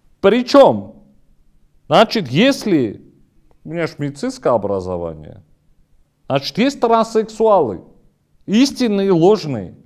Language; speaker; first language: Russian; non-native, local second language; Armenian